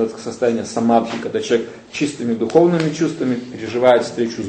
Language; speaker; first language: Russian; native; Russian